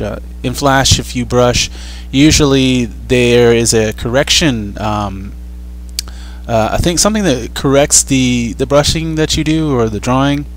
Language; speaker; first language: English; native; English